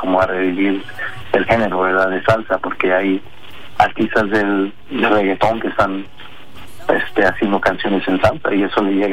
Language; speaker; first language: Spanish; early bilingual, heritage; Spanish